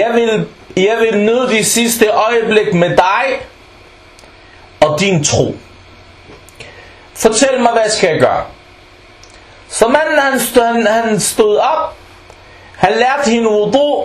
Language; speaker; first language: Danish; non-native, fluent; Arabic